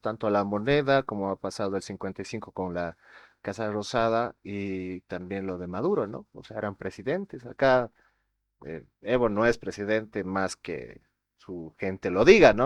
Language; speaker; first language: Spanish; native; Spanish